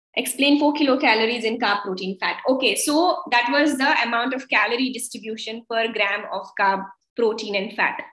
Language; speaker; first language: English; non-native, local second language; Kannada